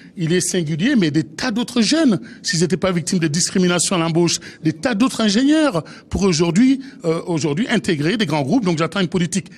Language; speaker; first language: French; native; French